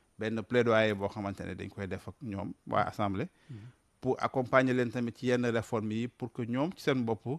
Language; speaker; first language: Wolof; native; Wolof